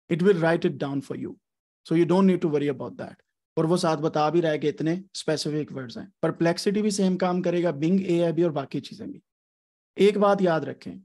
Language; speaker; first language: Urdu; native; Urdu